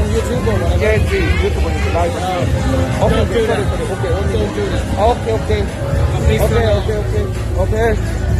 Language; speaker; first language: English; non-native, learner; Korean